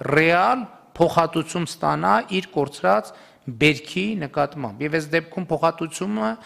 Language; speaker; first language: Armenian; native; Armenian